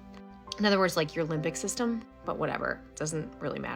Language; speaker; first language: English; native; English